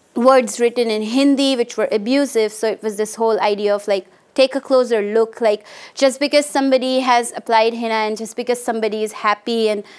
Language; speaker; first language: English; non-native, local second language; Hindi